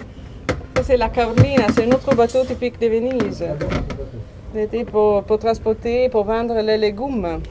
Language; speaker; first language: French; non-native, learner; Italian